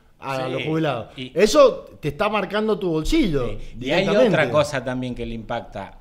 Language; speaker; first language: Spanish; native; Spanish